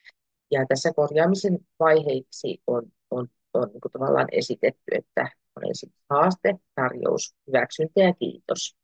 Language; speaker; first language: Finnish; native; Finnish